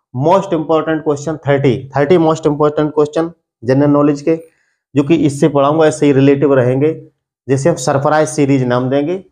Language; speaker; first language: Hindi; native; Hindi